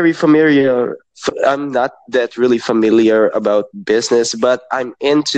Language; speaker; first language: English; non-native, local second language; Hiligaynon